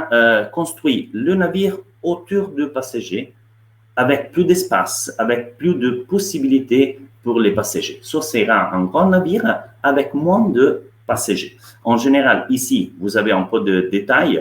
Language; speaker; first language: French; non-native, fluent; Italian